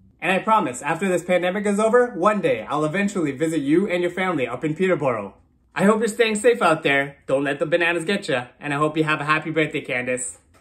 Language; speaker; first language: English; native; English